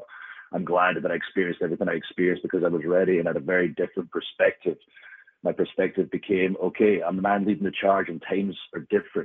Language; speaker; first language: English; native; English